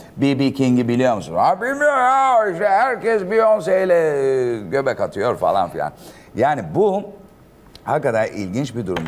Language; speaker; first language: Turkish; native; Turkish